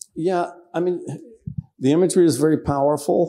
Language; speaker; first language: English; native; English